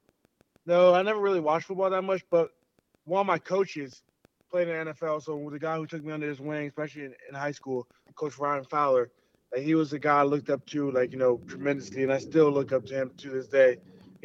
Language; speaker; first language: English; early bilingual, other home language; Haitian Creole